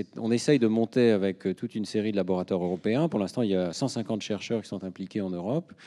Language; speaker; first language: French; native; French